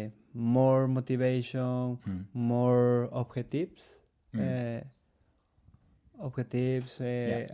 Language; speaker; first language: English; non-native, learner; Spanish